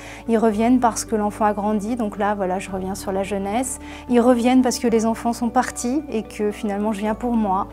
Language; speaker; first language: French; native; French